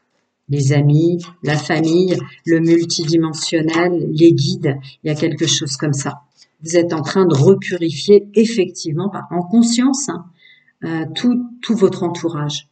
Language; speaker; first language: French; native; French